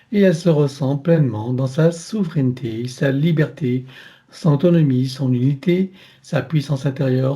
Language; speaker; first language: French; native; French